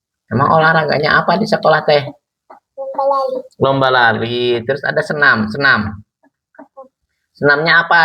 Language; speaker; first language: Indonesian; non-native, local second language; Sundanese